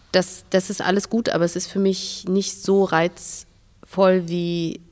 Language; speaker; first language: German; non-native, fluent; Belarusian